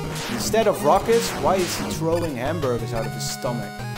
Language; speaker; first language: English; non-native, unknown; Dutch